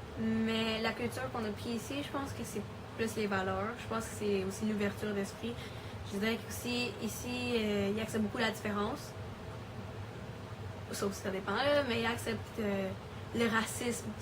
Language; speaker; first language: French; early bilingual, other home language; Spanish